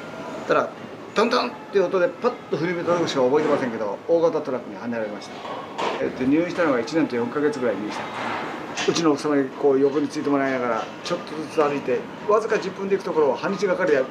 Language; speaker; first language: Japanese; native; Japanese